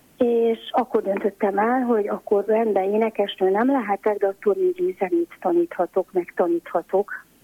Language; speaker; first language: Hungarian; native; Hungarian